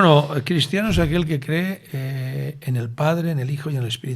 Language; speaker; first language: Spanish; native; Spanish